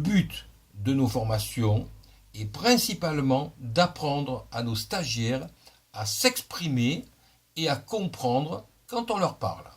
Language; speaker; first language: French; native; French